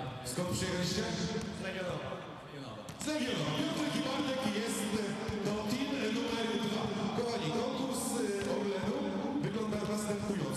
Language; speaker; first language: Polish; native; Polish